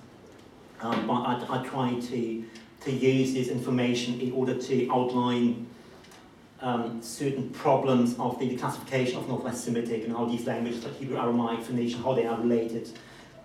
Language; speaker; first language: English; non-native, fluent; German